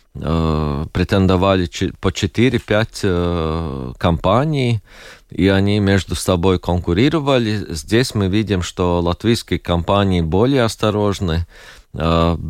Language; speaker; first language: Russian; non-native, local second language; Latvian